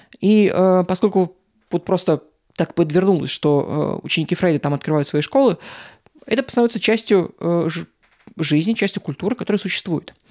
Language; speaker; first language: Russian; native; Russian